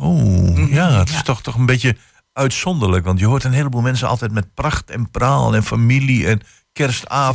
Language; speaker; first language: Dutch; native; Dutch